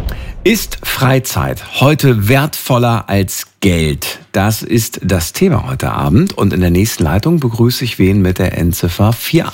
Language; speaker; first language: German; native; German